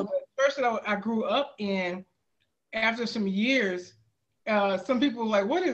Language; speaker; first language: English; native; English